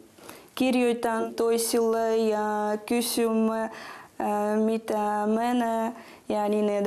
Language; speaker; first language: Finnish; non-native, fluent; Russian